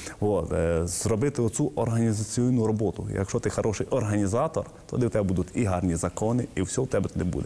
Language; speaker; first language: Ukrainian; native; Ukrainian